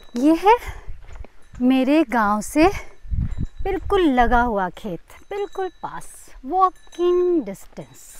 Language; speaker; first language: Hindi; native; Hindi